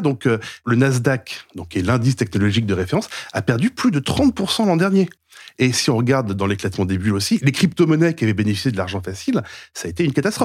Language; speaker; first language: French; native; French